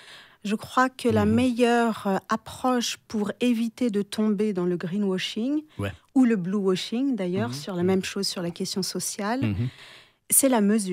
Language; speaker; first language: French; native; French